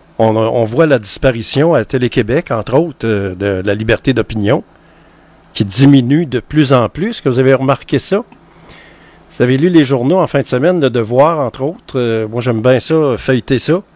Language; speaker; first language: French; native; French